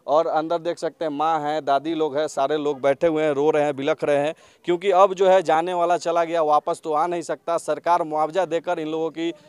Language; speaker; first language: Hindi; native; Hindi